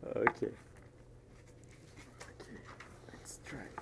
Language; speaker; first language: English; non-native, fluent; French